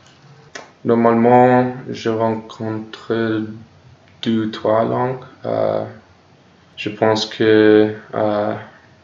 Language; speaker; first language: French; non-native, learner; English